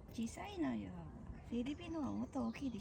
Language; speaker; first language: Japanese; non-native, fluent; Filipino